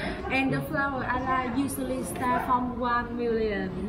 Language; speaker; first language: English; non-native, learner; Vietnamese